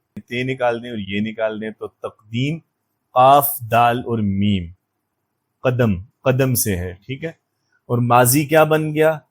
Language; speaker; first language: Urdu; native; Urdu